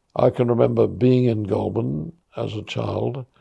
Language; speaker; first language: English; native; English